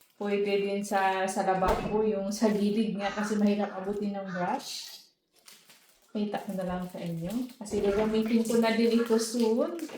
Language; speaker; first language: Filipino; non-native, local second language; Cebuano